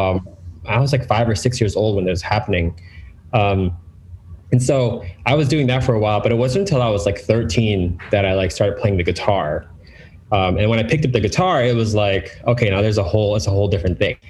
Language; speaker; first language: English; native; English